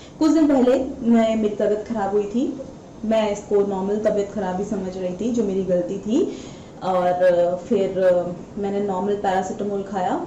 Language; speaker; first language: Hindi; non-native, local second language; Malayalam